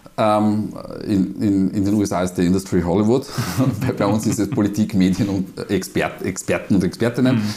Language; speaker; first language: German; native; German